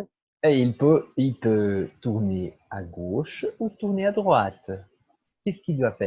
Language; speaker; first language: French; non-native, fluent; Portuguese